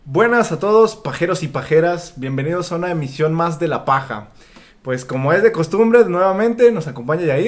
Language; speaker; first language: Spanish; native; Spanish